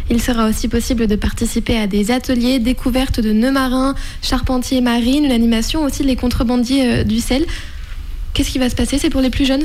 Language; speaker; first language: French; native; French